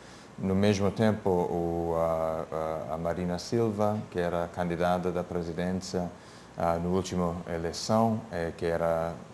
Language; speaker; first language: Portuguese; non-native, fluent; English